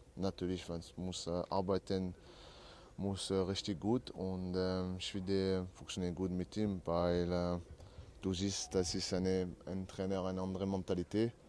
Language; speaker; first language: German; non-native, learner; French